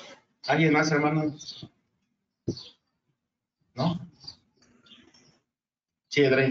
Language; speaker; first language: Spanish; native; Spanish